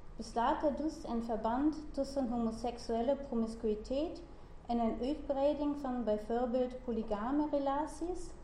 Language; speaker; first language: Dutch; non-native, learner; German